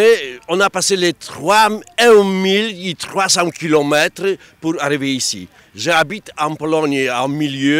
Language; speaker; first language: French; non-native, learner; Polish